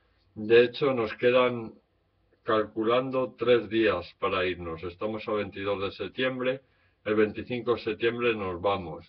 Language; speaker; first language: Spanish; native; Spanish